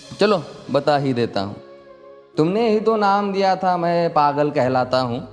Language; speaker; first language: Hindi; non-native, local second language; Marathi